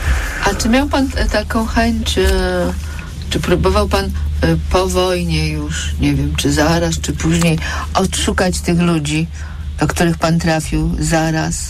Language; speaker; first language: Polish; native; Polish